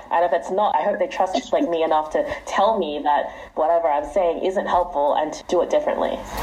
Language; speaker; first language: English; early bilingual, other home language; Chinese